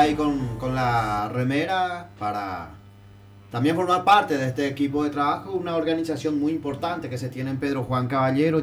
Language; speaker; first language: Spanish; native; Spanish